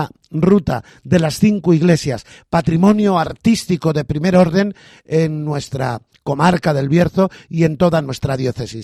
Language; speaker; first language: Spanish; native; Spanish